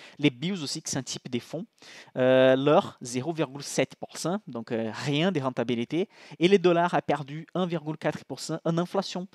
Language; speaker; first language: French; non-native, fluent; Portuguese